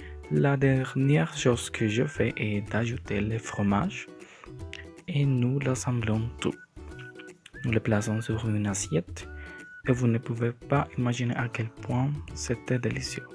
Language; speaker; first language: French; non-native, learner; Spanish